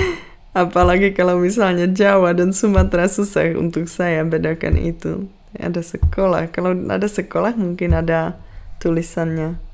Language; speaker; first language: Indonesian; non-native, fluent; Czech